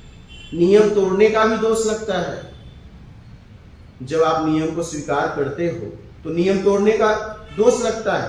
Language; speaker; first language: Hindi; native; Hindi